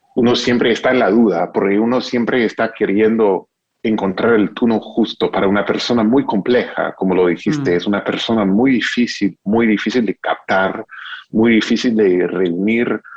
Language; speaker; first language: Spanish; non-native, fluent; English